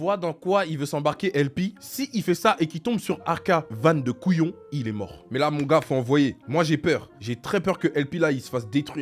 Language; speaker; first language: French; native; French